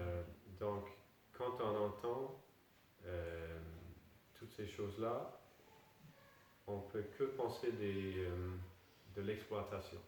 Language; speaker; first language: French; non-native, fluent; Danish